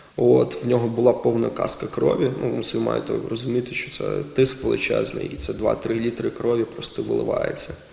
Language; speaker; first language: Ukrainian; non-native, local second language; Russian